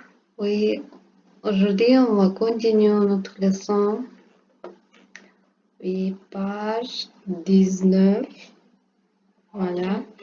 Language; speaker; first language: French; non-native, learner; Portuguese